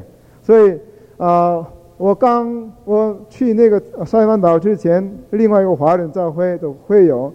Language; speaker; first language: Chinese; non-native, fluent; Korean